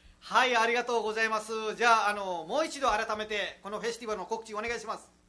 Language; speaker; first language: Japanese; non-native, fluent; Nepali